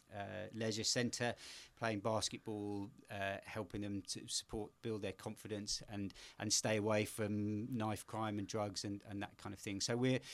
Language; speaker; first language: English; native; English